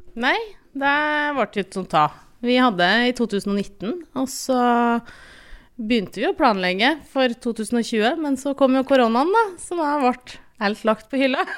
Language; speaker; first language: Norwegian; native; Norwegian